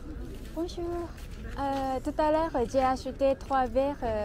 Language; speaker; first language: French; non-native, learner; Japanese